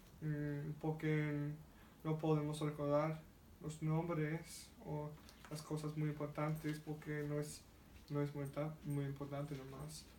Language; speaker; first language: Spanish; non-native, learner; English